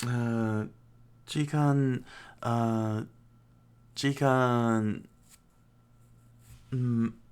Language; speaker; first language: Japanese; non-native, learner; English